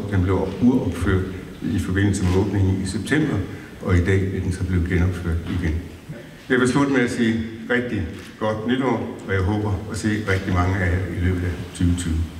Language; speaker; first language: Danish; native; Danish